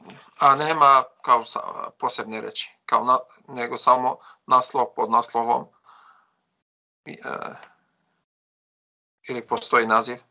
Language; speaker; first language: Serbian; non-native, fluent; Arabic